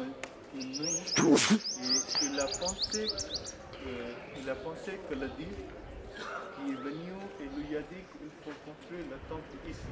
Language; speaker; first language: French; non-native, learner; Hindi